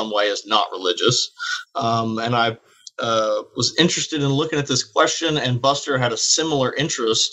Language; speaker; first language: English; native; English